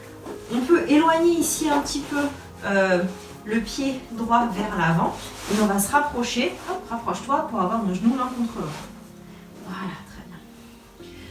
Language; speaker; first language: French; native; French